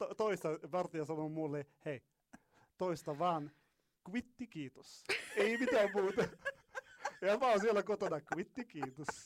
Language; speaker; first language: Finnish; non-native, fluent; Arabic